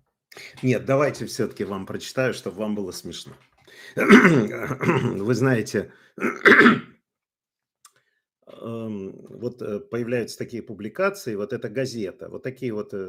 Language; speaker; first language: Russian; native; Russian